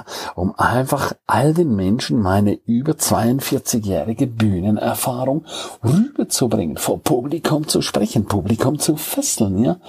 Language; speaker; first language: German; native; German